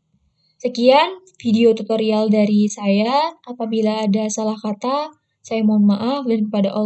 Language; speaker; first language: Indonesian; native; Indonesian